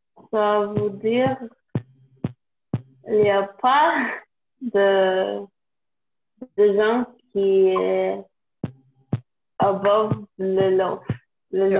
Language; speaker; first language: French; non-native, learner; English